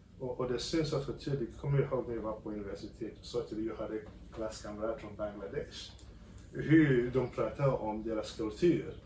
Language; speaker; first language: Swedish; non-native, fluent; French